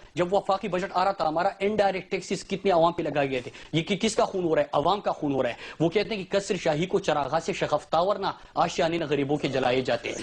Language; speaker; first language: Urdu; non-native, local second language; Pashto